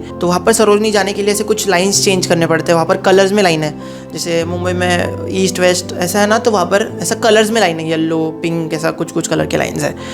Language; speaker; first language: Hindi; non-native, local second language; Marathi